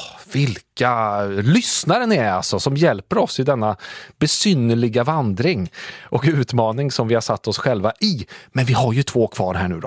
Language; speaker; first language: Swedish; native; Swedish